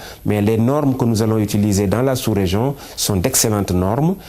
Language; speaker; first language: French; non-native, local second language; Wolof